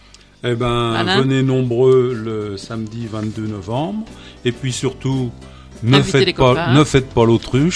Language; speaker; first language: French; native; French